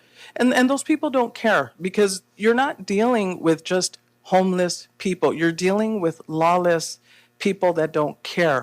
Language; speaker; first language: English; native; English